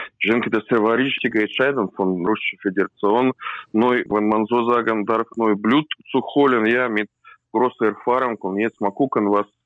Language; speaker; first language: German; non-native, learner; Russian